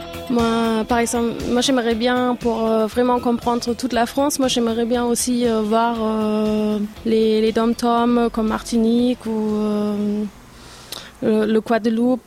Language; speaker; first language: French; non-native, fluent; German